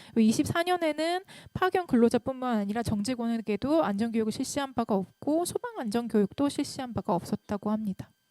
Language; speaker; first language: Korean; native; Korean